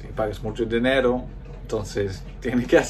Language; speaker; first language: Spanish; non-native, fluent; English